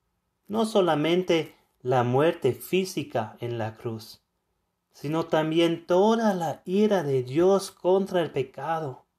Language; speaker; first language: Spanish; non-native, fluent; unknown